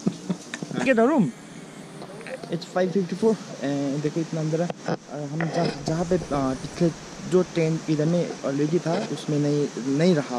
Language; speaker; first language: Hindi; non-native, local second language; Nepali